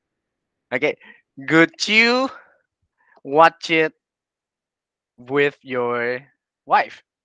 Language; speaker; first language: English; non-native, learner; Vietnamese